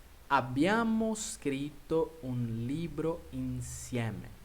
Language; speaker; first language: Italian; non-native, fluent; Portuguese